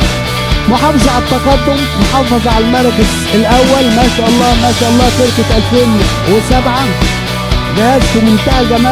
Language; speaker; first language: Arabic; native; Arabic